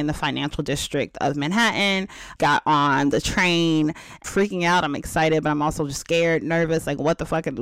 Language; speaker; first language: English; native; English